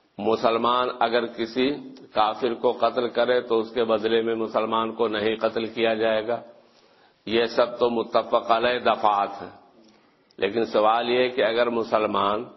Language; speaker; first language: Urdu; native; Urdu